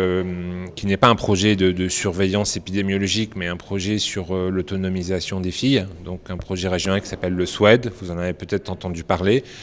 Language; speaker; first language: French; native; French